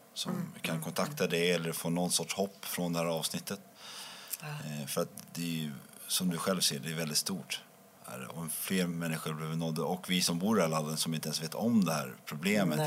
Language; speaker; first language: Swedish; native; Swedish